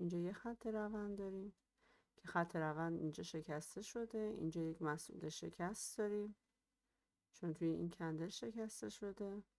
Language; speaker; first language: Persian; native; Persian